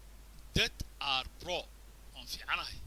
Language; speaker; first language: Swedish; non-native, fluent; Somali